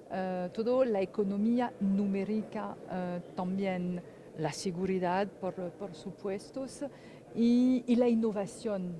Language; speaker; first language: Spanish; non-native, fluent; French